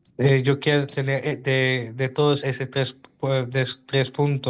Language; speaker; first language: Spanish; non-native, fluent; Dutch